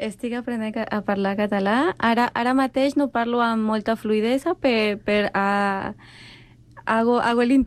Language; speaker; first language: Catalan; non-native, learner; Spanish